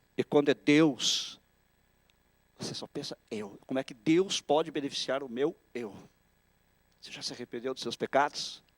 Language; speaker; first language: Portuguese; native; Portuguese